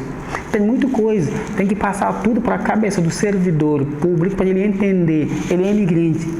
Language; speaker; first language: Portuguese; non-native, learner; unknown